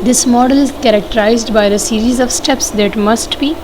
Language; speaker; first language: English; non-native, local second language; Urdu